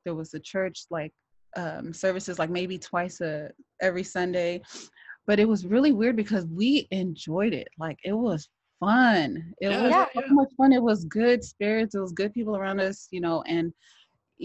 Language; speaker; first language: English; native; English